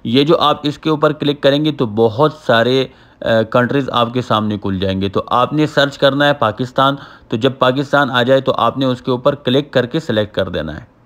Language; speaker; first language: Urdu; native; Urdu